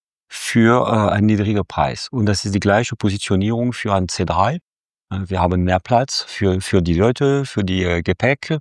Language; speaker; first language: German; non-native, fluent; French